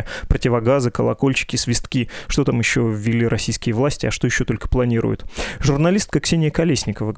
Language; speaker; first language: Russian; native; Russian